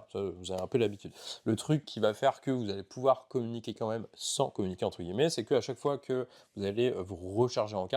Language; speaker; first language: French; native; French